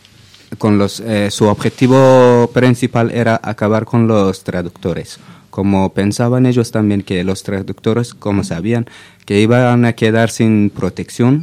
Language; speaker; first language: Spanish; non-native, fluent; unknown